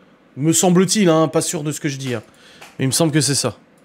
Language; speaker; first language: French; native; French